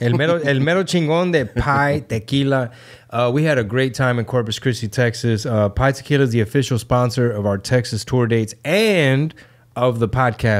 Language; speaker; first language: English; early bilingual, other home language; Spanish